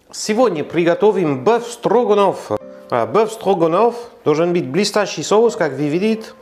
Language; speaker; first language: Russian; non-native, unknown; French